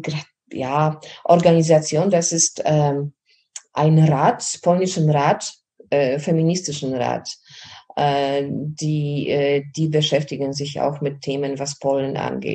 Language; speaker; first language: German; non-native, fluent; Polish